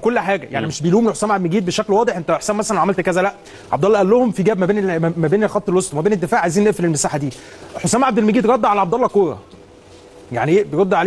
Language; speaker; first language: Arabic; native; Arabic